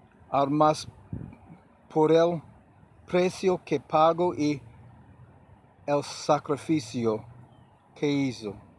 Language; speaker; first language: Spanish; non-native, learner; English